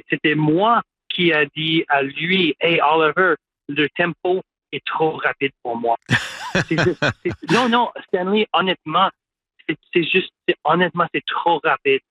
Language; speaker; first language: French; non-native, local second language; English